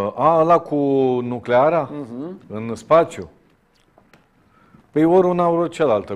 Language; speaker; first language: Romanian; native; Romanian